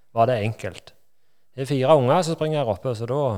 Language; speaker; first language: Norwegian; native; Norwegian